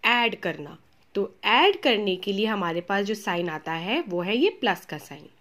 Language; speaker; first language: Hindi; native; Hindi